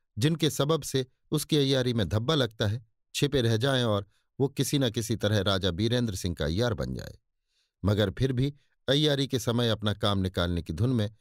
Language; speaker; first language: Hindi; native; Hindi